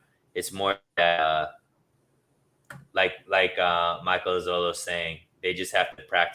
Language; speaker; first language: English; native; English